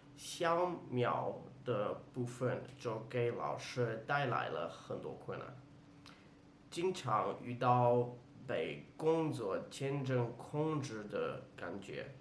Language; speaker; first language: Chinese; non-native, fluent; English